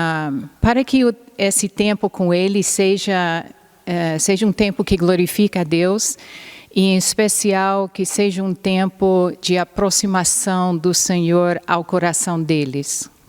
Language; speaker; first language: Portuguese; non-native, fluent; English